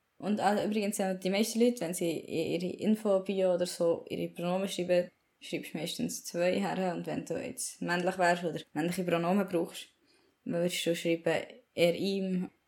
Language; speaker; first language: German; native; German